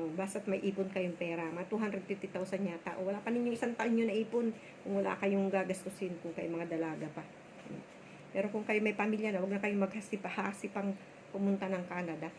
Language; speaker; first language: Filipino; non-native, local second language; Bikol